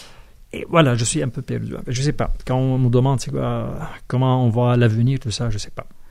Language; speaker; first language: French; non-native, fluent; Arabic